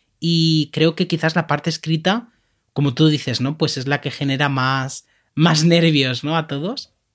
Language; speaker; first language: Spanish; native; Spanish